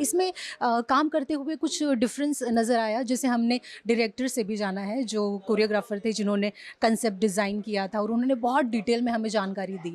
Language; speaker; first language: Hindi; native; Hindi